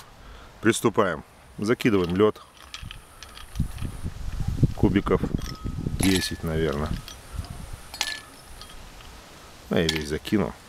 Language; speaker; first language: Russian; native; Russian